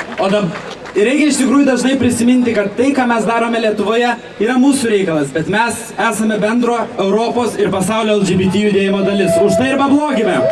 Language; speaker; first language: Lithuanian; native; Lithuanian